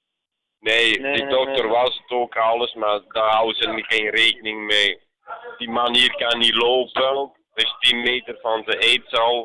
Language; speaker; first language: Dutch; non-native, local second language; Bosnian